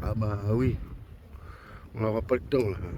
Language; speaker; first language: French; native; French